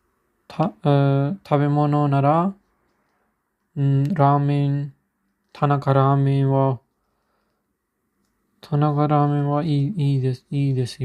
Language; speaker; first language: Japanese; non-native, learner; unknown